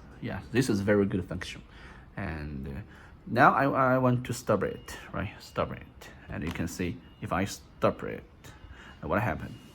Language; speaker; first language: English; non-native, learner; Chinese